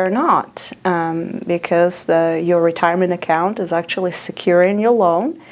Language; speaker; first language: English; native; English